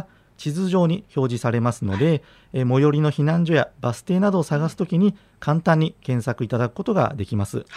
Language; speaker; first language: Japanese; native; Japanese